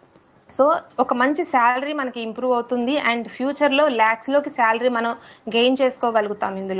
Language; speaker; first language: Telugu; native; Telugu